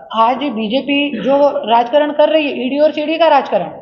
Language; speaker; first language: Hindi; non-native, local second language; Marathi